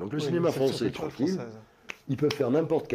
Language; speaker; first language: French; native; French